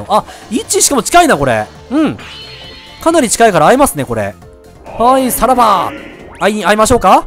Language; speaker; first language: Japanese; native; Japanese